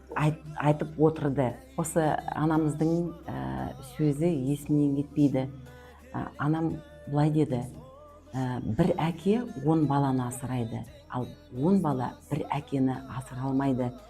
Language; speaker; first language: Kazakh; non-native, local second language; Russian